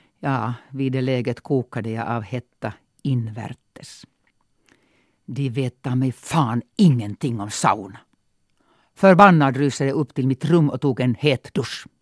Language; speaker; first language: Swedish; non-native, local second language; Finnish